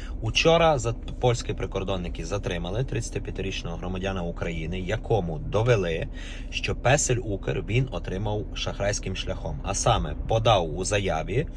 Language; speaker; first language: Ukrainian; native; Ukrainian